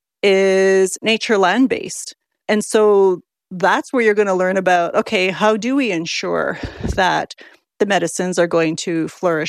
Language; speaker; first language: English; native; English